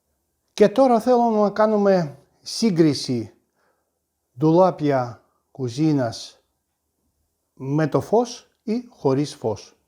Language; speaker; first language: Greek; non-native, fluent; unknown